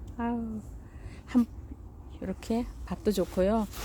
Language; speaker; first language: Korean; native; Korean